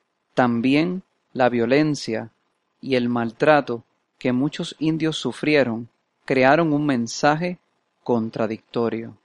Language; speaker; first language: Spanish; non-native, fluent; English